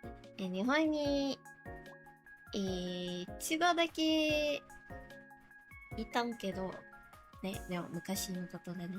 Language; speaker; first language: Japanese; non-native, learner; English